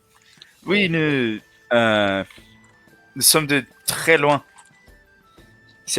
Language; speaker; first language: French; non-native, learner; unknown